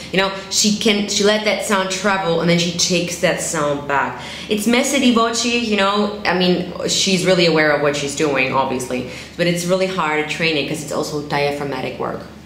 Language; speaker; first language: English; non-native, fluent; German